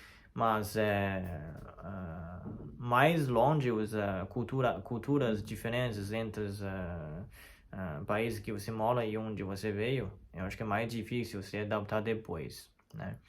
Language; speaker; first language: Portuguese; non-native, fluent; Chinese